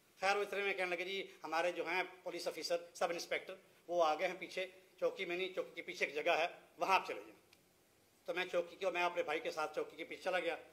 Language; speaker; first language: Urdu; non-native, local second language; Punjabi